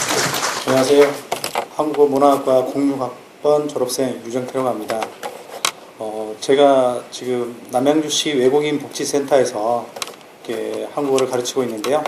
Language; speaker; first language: Korean; native; Korean